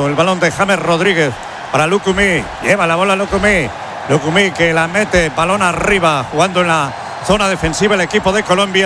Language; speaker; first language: Spanish; native; Spanish